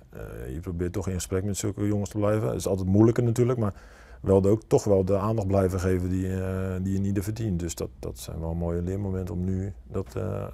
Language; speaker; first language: Dutch; native; Dutch